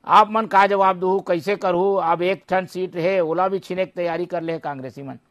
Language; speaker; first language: Hindi; native; Hindi